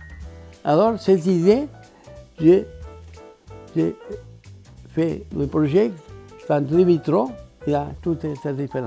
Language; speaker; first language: French; non-native, learner; Catalan